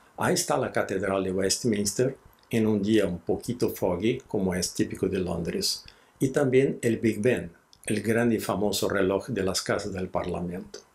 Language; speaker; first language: Spanish; non-native, fluent; Portuguese